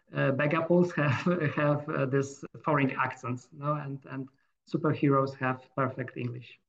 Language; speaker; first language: English; non-native, fluent; Polish